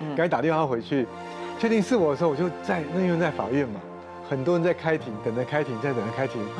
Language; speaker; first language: Chinese; native; Chinese